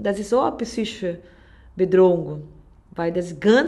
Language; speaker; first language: German; non-native, learner; Portuguese